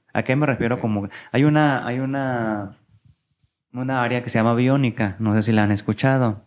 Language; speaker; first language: Spanish; native; Spanish